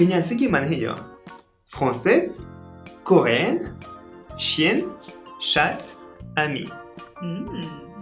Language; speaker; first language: Korean; non-native, learner; French